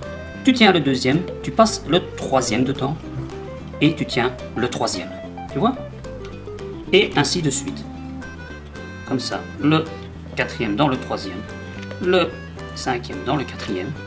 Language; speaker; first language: French; native; French